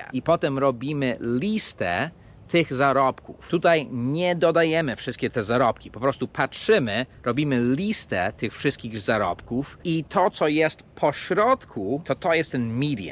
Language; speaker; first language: Polish; non-native, fluent; English